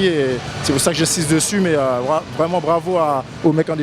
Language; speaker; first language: French; native; French